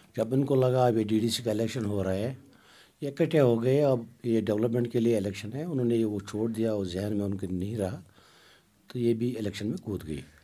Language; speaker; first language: Hindi; non-native, local second language; Kashmiri